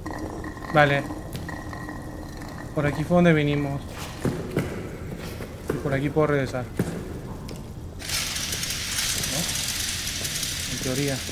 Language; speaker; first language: Spanish; native; Spanish